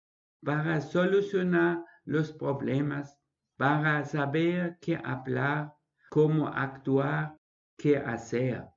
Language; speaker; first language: Spanish; non-native, fluent; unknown